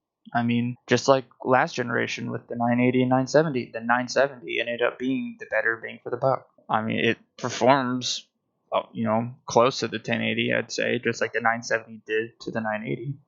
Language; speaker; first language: English; native; English